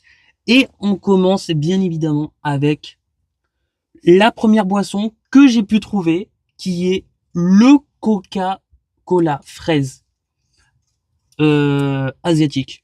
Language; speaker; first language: French; native; French